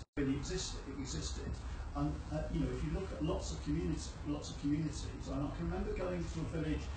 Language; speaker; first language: English; native; English